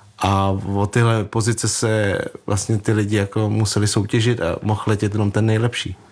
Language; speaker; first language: Czech; early bilingual, other home language; Vietnamese